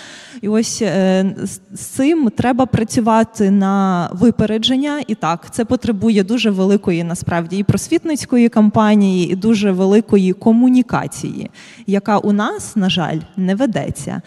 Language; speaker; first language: Ukrainian; native; Ukrainian